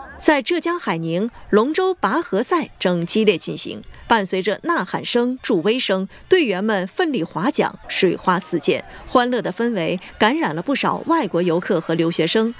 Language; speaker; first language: Chinese; native; Chinese